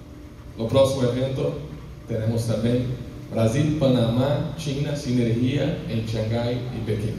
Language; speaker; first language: Spanish; non-native, learner; Portuguese